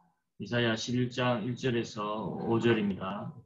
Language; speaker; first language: Korean; native; Korean